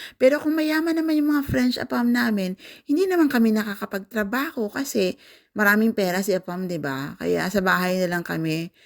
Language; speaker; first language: Filipino; non-native, local second language; Cebuano